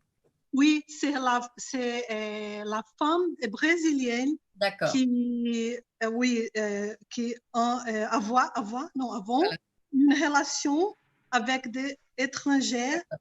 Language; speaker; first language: French; non-native, learner; Portuguese